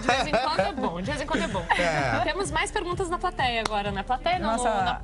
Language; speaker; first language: Portuguese; native; Portuguese